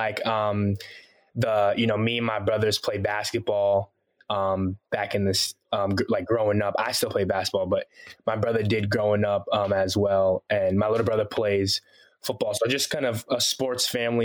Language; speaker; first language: English; early bilingual, other home language; Haitian Creole